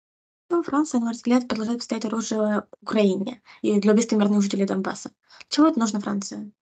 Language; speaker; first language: Russian; native; Russian